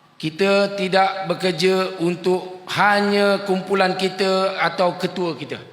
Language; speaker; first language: Malay; native; Malay